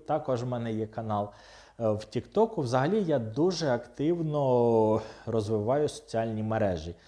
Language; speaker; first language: Ukrainian; non-native, local second language; Russian